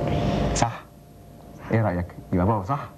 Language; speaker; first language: Arabic; native; Arabic